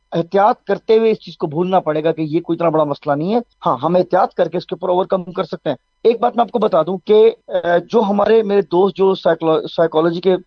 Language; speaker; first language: Urdu; non-native, local second language; Saraiki